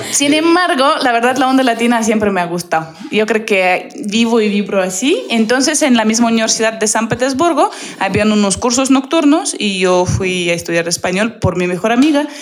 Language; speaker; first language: Spanish; non-native, fluent; Russian